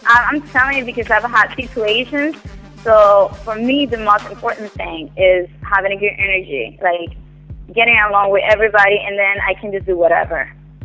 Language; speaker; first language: English; non-native, fluent; Spanish